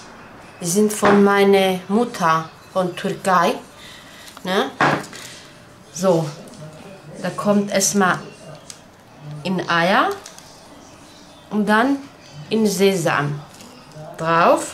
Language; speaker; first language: German; non-native, learner; Turkish